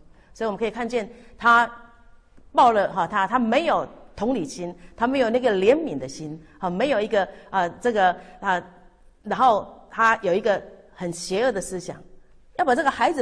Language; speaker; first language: Chinese; native; Chinese